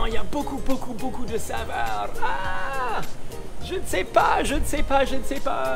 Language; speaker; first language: French; non-native, learner; English